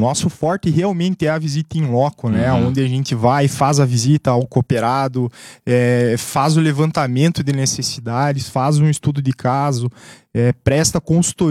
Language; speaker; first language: Portuguese; native; Portuguese